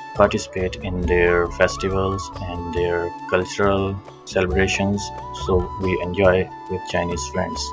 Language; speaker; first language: English; non-native, local second language; Punjabi